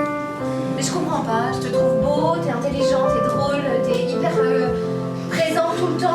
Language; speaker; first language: French; native; French